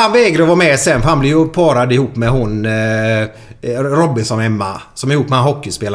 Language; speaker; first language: Swedish; native; Swedish